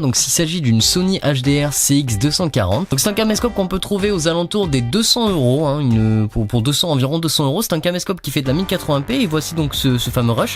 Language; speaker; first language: French; native; French